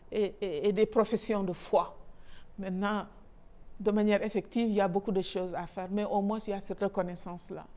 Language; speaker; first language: French; non-native, local second language; Wolof